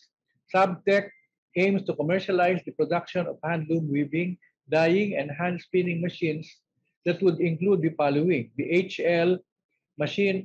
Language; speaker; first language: English; non-native, local second language; Filipino